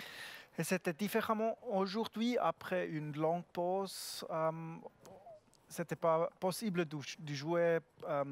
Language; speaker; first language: French; non-native, learner; German